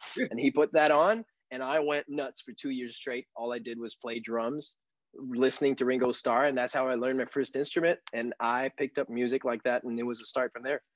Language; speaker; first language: English; non-native, fluent; French